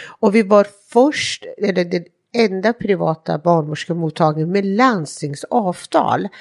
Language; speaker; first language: Swedish; non-native, fluent; Persian